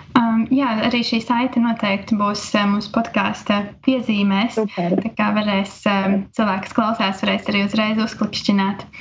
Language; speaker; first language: Latvian; native; Latvian